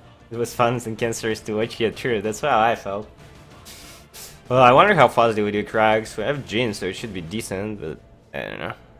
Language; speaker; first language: English; non-native, fluent; Russian